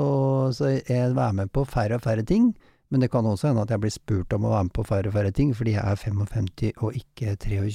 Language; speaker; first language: Norwegian; native; Norwegian